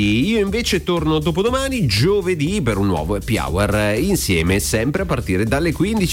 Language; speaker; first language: Italian; native; Italian